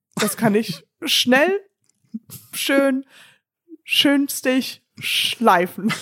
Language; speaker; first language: German; non-native, fluent; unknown